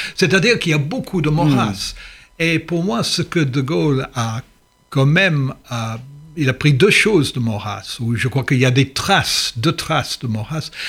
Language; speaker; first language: French; non-native, fluent; English